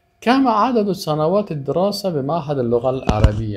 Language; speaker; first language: Arabic; non-native, fluent; Persian